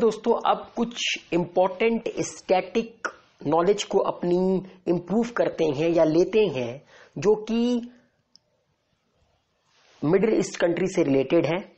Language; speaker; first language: Hindi; native; Hindi